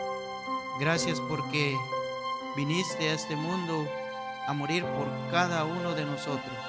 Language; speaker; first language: Spanish; native; Spanish